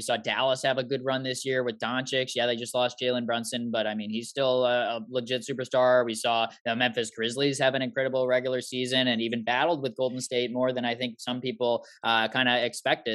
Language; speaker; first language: English; native; English